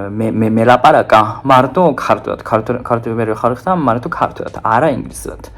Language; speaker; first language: Georgian; non-native, fluent; Japanese